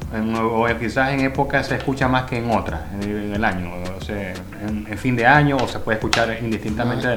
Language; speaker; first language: Spanish; native; Spanish